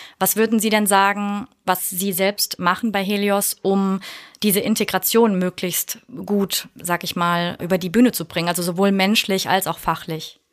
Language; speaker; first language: German; native; German